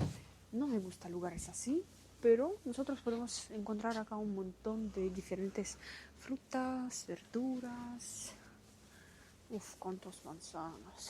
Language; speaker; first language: Spanish; non-native, learner; Russian